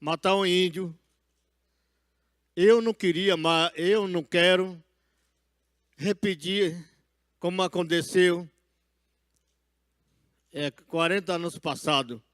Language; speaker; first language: Portuguese; non-native, local second language; Yanomámi